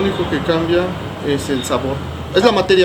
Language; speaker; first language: Spanish; native; Spanish